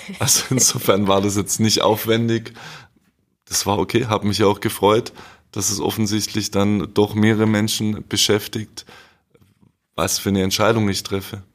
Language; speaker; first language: German; native; German